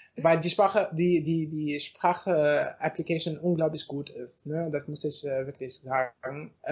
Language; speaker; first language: German; non-native, fluent; Arabic